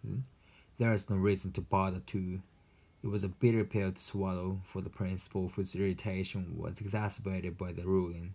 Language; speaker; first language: English; non-native, fluent; Japanese